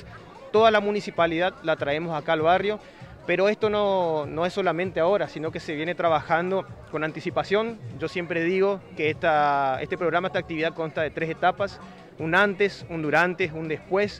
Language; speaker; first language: Spanish; native; Spanish